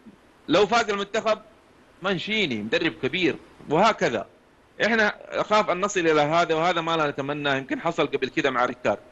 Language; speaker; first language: Arabic; native; Arabic